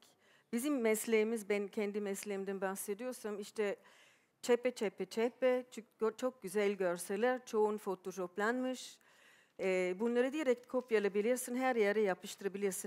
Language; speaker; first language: Turkish; non-native, fluent; German